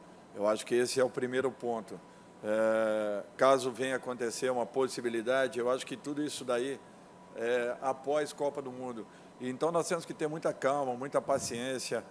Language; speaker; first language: Portuguese; native; Portuguese